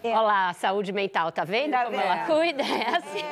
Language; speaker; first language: Portuguese; native; Portuguese